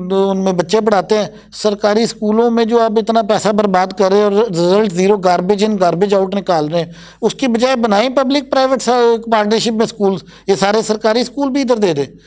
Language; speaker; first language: Urdu; non-native, local second language; Punjabi